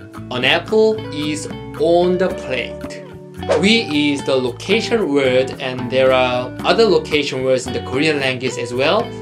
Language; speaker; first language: English; non-native, fluent; Korean